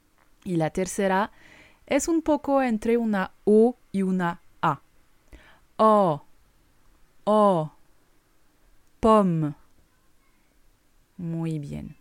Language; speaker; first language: Spanish; non-native, fluent; French